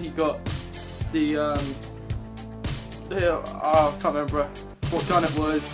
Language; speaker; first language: English; native; English